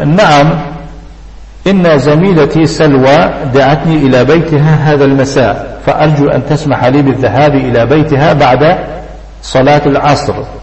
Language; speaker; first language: Arabic; non-native, fluent; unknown